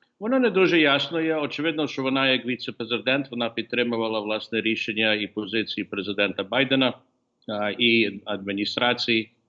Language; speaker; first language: Ukrainian; early bilingual, heritage; Ukrainian